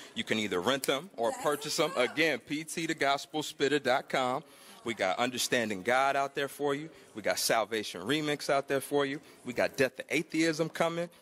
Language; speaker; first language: English; native; English